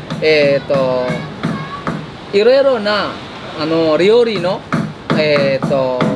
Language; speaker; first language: Japanese; non-native, fluent; Indonesian